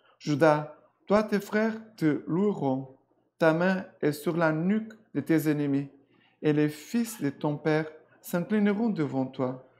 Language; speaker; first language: French; non-native, fluent; Portuguese